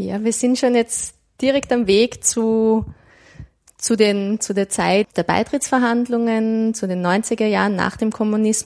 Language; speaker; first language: German; native; German